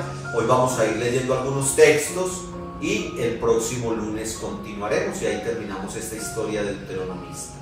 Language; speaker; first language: Spanish; native; Spanish